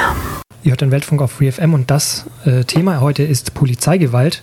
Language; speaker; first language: German; native; German